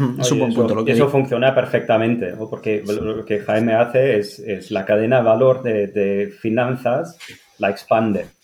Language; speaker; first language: Spanish; non-native, fluent; German